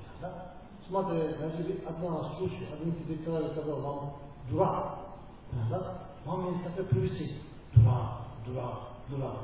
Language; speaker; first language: Russian; non-native, learner; Tibetan